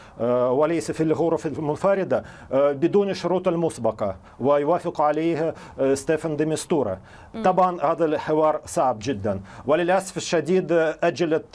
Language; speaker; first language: Arabic; non-native, fluent; Russian